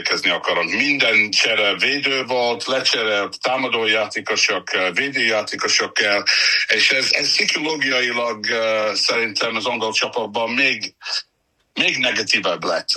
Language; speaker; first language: Hungarian; non-native, fluent; English